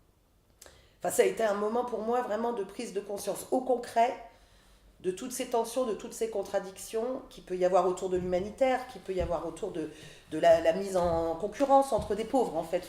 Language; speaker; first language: French; native; French